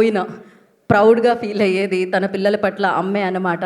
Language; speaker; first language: Telugu; native; Telugu